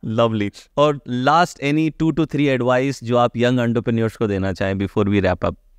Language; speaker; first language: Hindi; native; Hindi